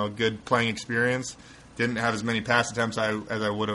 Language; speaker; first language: English; native; English